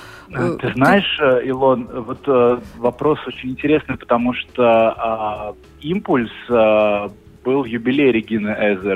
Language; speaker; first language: Russian; native; Russian